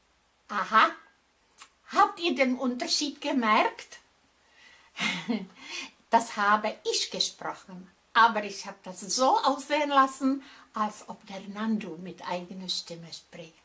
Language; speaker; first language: German; non-native, fluent; Czech